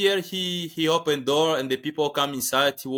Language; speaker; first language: English; non-native, learner; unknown